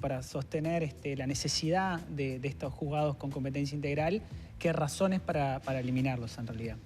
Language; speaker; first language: Spanish; native; Spanish